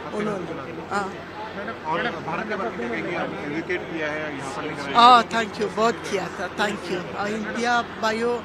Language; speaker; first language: Hindi; non-native, learner; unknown